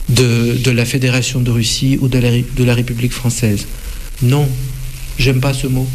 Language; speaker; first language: French; non-native, fluent; Russian